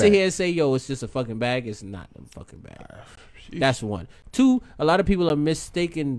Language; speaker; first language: English; native; English